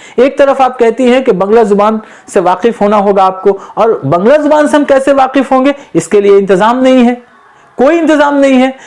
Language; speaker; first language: Urdu; native; Urdu